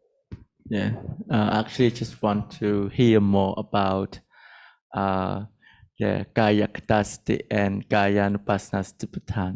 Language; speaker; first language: English; non-native, learner; Thai